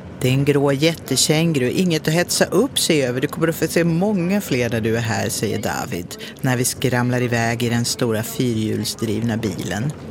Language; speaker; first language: Swedish; native; Swedish